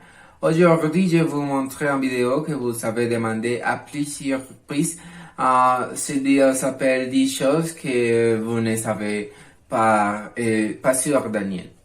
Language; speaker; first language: French; non-native, learner; Spanish